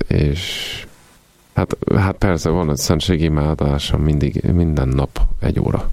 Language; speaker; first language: Hungarian; non-native, fluent; Italian